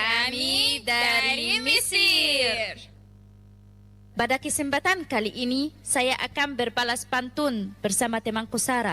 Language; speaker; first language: Indonesian; non-native, learner; Arabic